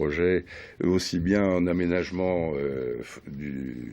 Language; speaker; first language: French; native; French